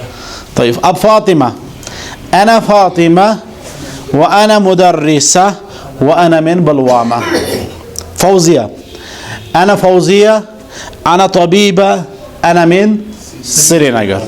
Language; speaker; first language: Arabic; non-native, fluent; Kashmiri